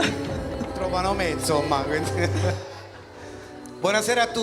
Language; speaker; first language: Italian; native; Italian